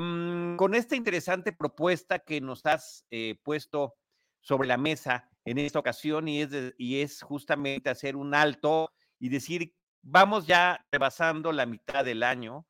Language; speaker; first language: Spanish; native; Spanish